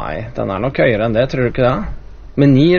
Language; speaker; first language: Norwegian; native; Norwegian